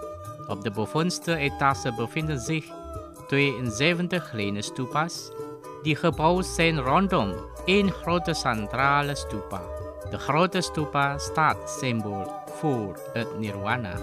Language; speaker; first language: Dutch; non-native, fluent; Indonesian